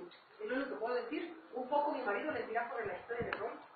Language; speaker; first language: Spanish; native; Spanish